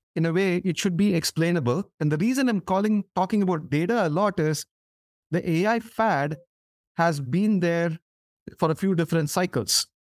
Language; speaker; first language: English; non-native, local second language; Tamil